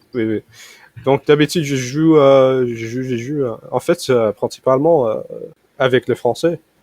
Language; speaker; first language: French; non-native, fluent; English